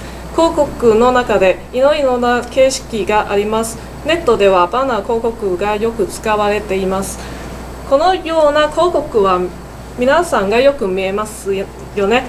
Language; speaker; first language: Japanese; non-native, learner; Cantonese